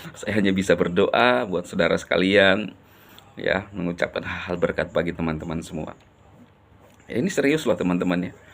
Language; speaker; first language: Indonesian; native; Indonesian